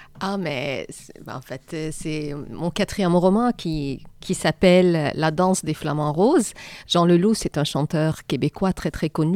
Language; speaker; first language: French; non-native, fluent; Arabic